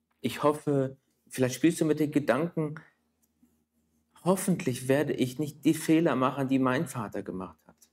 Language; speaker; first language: German; native; German